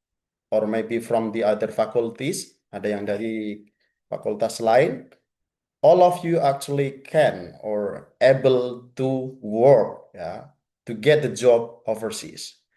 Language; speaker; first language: English; non-native, fluent; Indonesian